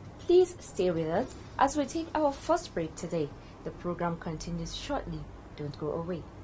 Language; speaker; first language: English; non-native, local second language; Hausa